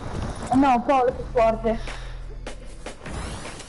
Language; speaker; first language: Italian; native; Italian